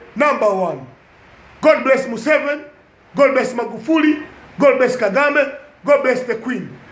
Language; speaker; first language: English; non-native, local second language; Swahili